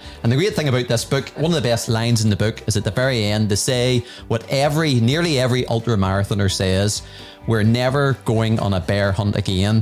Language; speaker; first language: English; native; English